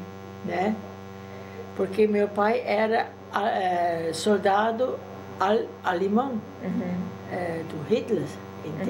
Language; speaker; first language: Portuguese; early bilingual, other home language; German